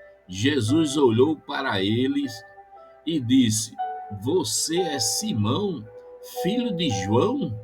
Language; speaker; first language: Portuguese; native; Portuguese